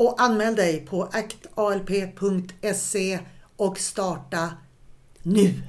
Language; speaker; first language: Swedish; native; Swedish